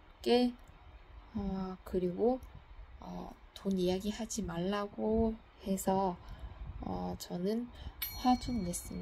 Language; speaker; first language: Korean; non-native, fluent; Vietnamese